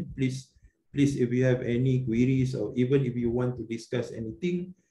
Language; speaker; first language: English; non-native, local second language; Malay